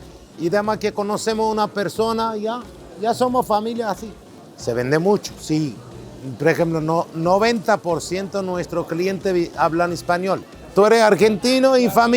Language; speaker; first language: Spanish; non-native, learner; Turkish